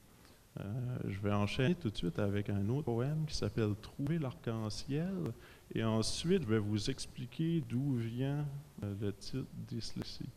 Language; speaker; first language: French; native; French